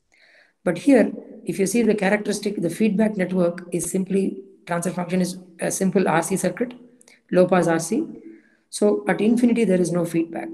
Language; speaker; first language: English; non-native, local second language; Tamil